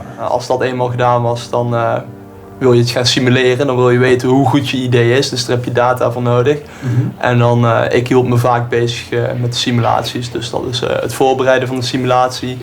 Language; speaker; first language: Dutch; native; Dutch